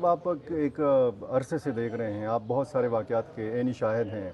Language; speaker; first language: Urdu; non-native, local second language; Pashto